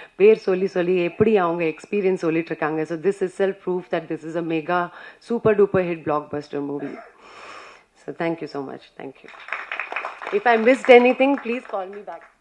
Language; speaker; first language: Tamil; non-native, fluent; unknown